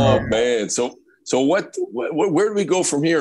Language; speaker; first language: English; native; English